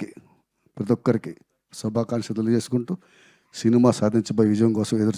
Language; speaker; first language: Telugu; native; Telugu